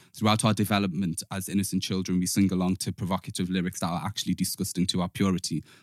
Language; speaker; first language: English; native; English